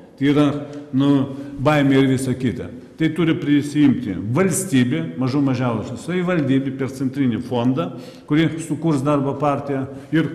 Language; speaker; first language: Lithuanian; non-native, fluent; Russian